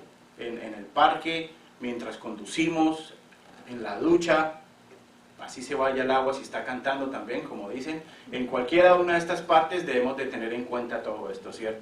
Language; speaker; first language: Spanish; native; Spanish